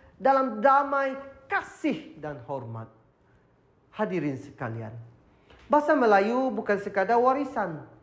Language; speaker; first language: Malay; non-native, local second language; Iban